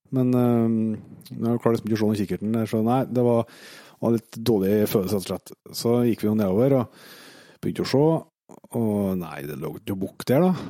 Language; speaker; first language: Norwegian; native; Norwegian